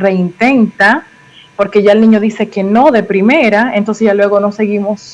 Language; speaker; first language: Spanish; native; Spanish